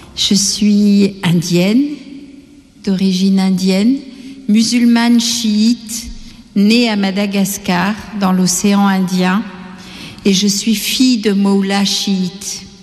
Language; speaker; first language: French; non-native, local second language; Gujarati